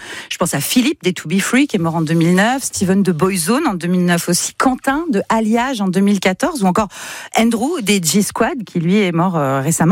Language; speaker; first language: French; native; French